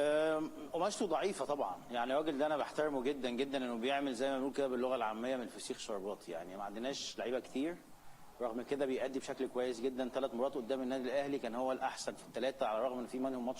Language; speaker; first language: Arabic; native; Arabic